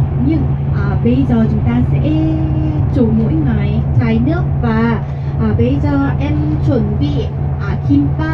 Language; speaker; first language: Vietnamese; non-native, learner; Korean